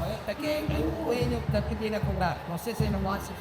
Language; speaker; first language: Spanish; native; Spanish